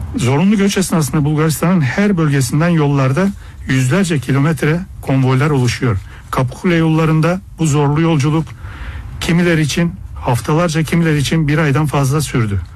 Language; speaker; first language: Turkish; early bilingual, heritage; Turkish